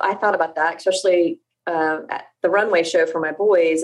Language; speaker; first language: English; native; English